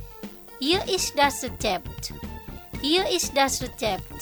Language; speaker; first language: German; non-native, fluent; Indonesian